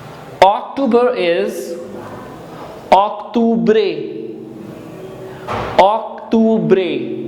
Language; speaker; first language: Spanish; non-native, learner; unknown